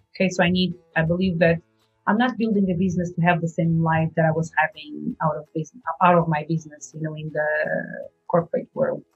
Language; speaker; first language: English; non-native, fluent; Portuguese